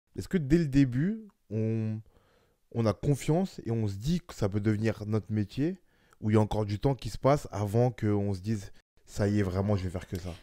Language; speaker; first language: French; native; French